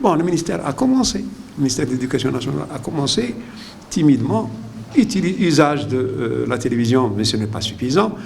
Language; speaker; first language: French; non-native, local second language; Arabic